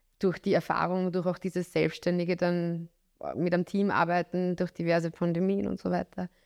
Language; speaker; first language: German; native; German